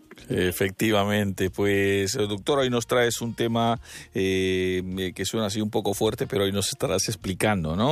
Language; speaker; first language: Spanish; native; Spanish